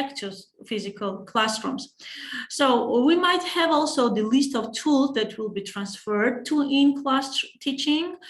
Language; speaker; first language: English; non-native, fluent; Georgian